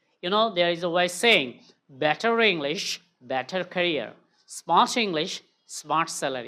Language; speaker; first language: English; non-native, local second language; Bangla